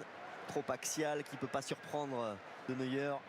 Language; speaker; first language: French; native; French